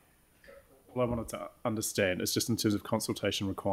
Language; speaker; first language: English; native; English